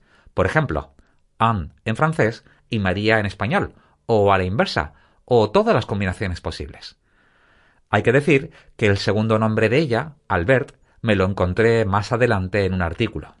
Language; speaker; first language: Spanish; native; Spanish